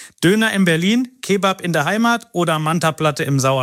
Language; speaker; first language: German; native; German